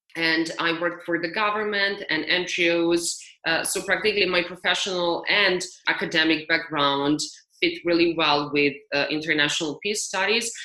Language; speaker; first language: English; non-native, fluent; Serbian